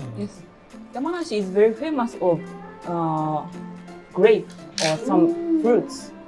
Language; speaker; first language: English; non-native, learner; Japanese